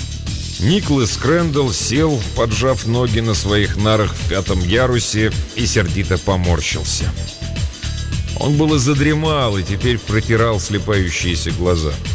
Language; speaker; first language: Russian; native; Russian